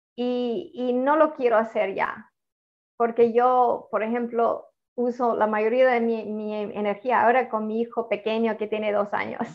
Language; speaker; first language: Spanish; non-native, fluent; Italian